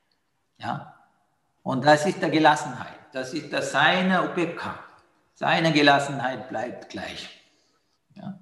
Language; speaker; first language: German; non-native, fluent; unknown